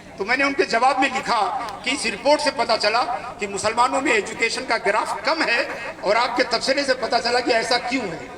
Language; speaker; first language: Urdu; native; Urdu